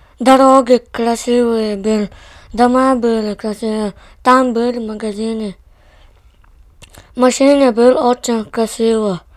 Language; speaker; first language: Russian; non-native, local second language; Chechen